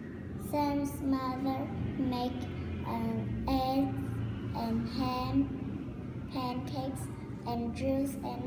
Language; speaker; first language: English; non-native, learner; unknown